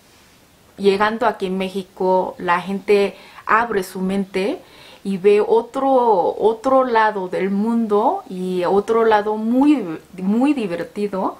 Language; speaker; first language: Spanish; non-native, learner; Korean